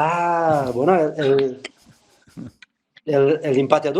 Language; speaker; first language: Spanish; non-native, fluent; Portuguese